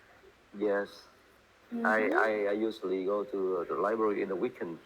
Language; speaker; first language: English; non-native, learner; Vietnamese